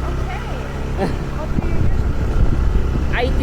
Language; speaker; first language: English; non-native, fluent; German